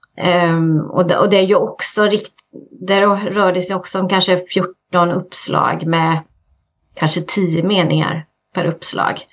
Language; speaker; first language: Swedish; native; Swedish